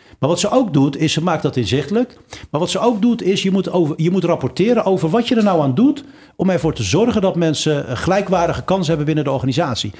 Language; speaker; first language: Dutch; early bilingual, other home language; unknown